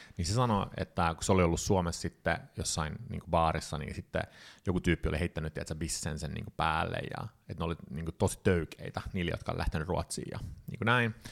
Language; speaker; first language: Finnish; early bilingual, heritage; Finnish